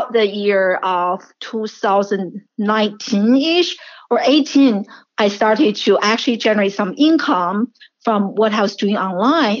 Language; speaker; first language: English; non-native, fluent; Chinese